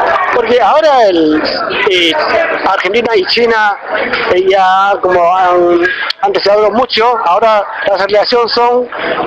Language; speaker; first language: Spanish; non-native, fluent; Chinese